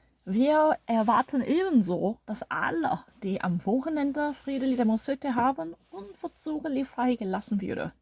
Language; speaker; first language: German; non-native, learner; Korean